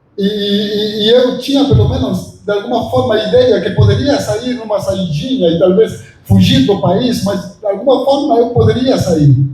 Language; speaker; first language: Portuguese; non-native, fluent; Spanish